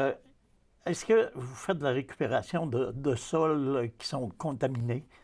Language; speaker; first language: French; native; French